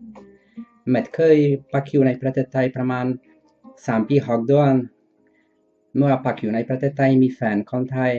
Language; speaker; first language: Thai; non-native, learner; Dutch